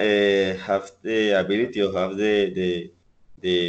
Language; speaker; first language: English; non-native, learner; Spanish